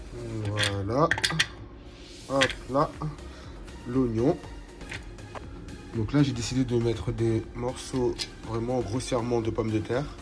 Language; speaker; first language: French; native; French